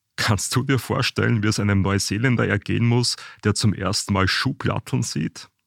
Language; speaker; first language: German; native; German